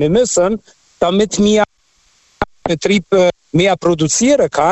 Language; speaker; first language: German; non-native, fluent; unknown